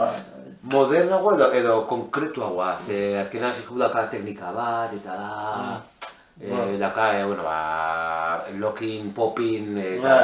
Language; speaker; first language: Basque; non-native, local second language; Spanish